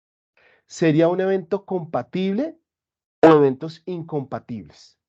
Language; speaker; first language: Spanish; native; Spanish